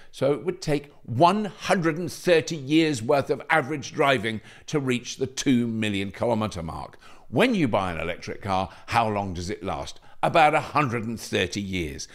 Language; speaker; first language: English; native; English